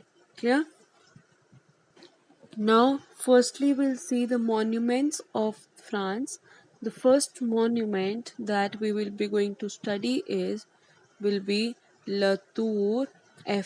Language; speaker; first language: English; non-native, local second language; Hindi